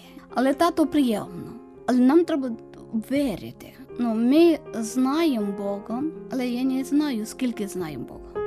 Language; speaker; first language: Ukrainian; non-native, learner; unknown